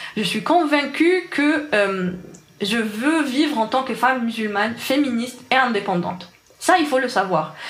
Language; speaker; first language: French; non-native, local second language; Arabic